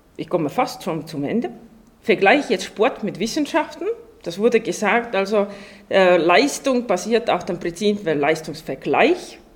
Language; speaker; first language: German; non-native, fluent; Estonian